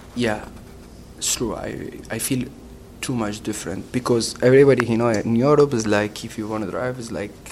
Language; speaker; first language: English; non-native, learner; Arabic